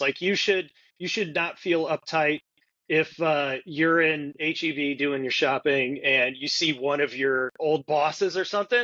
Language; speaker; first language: English; native; English